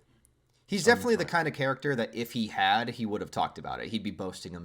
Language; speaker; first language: English; native; English